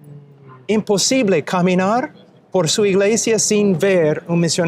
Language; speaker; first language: Spanish; non-native, fluent; English